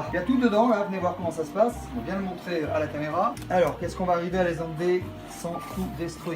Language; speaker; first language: French; native; French